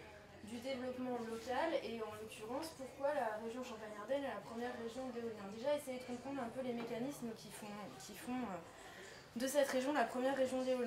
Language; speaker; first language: French; native; French